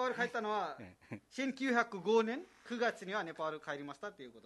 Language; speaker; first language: Japanese; non-native, fluent; Nepali